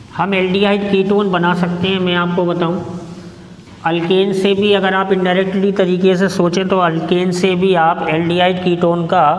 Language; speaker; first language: Hindi; native; Hindi